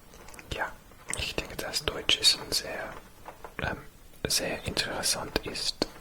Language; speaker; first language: German; non-native, learner; English